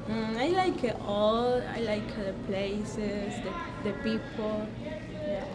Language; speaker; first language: English; non-native, learner; Spanish